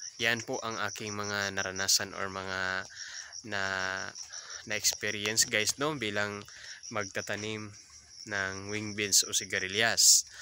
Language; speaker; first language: Filipino; non-native, local second language; Cebuano